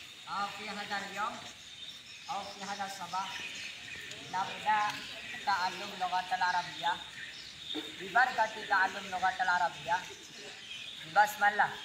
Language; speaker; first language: Arabic; non-native, learner; Indonesian